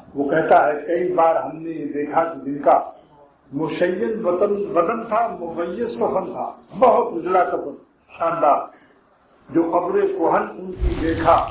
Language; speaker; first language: Urdu; native; Urdu